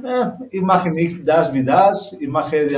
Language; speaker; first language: German; non-native, learner; Spanish